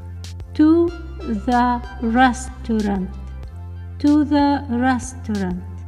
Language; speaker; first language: English; non-native, fluent; Arabic